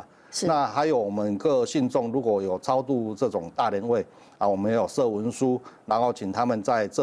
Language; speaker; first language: Chinese; native; Chinese